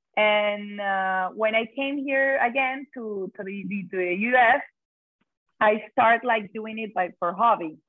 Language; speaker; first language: English; non-native, fluent; Spanish